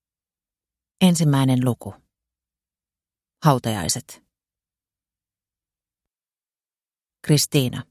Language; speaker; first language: Finnish; native; Finnish